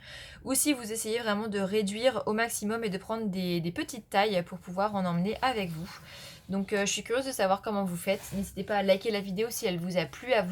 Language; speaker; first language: French; native; French